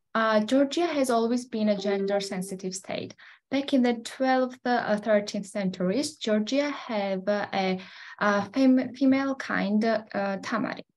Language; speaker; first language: English; non-native, learner; Georgian